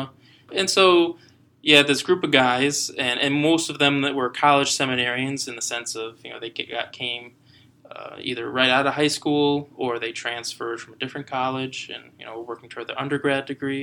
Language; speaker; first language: English; native; English